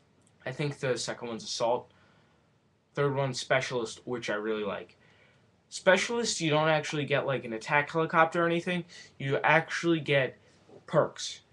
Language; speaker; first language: English; native; English